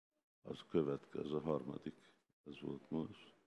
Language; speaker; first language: Hungarian; non-native, learner; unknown